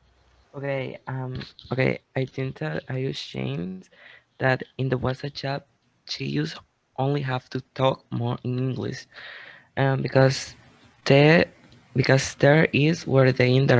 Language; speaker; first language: English; non-native, learner; Spanish